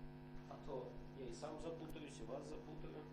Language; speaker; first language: Polish; non-native, learner; Russian